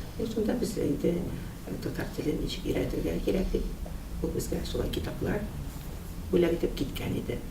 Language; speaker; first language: Tatar; early bilingual, heritage; Tatar